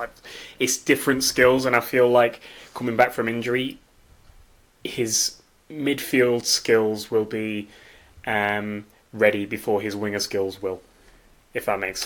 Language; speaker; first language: English; native; English